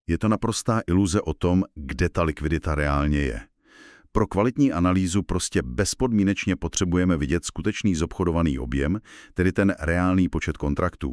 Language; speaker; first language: Czech; native; Czech